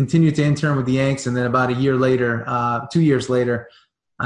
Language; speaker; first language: English; native; English